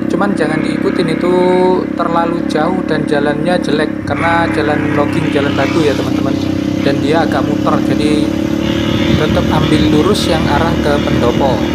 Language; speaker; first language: Indonesian; native; Indonesian